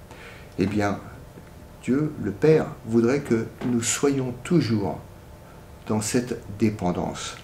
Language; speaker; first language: French; native; French